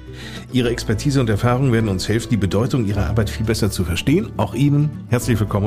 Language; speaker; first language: German; native; German